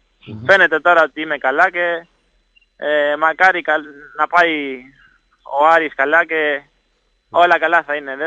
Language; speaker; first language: Greek; non-native, fluent; Italian